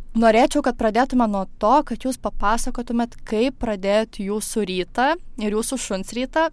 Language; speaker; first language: Lithuanian; native; Lithuanian